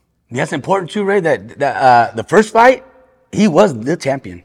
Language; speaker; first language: English; early bilingual, other home language; Spanish